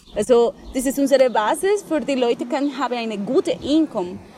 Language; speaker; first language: German; non-native, fluent; Spanish